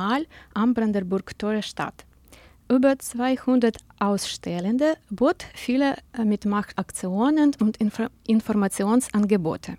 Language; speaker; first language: German; non-native, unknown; Ukrainian